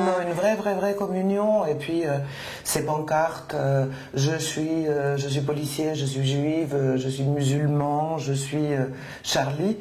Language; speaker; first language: French; non-native, fluent; Spanish